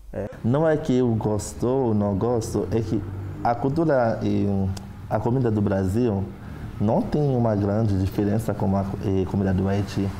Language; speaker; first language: Portuguese; non-native, learner; Haitian Creole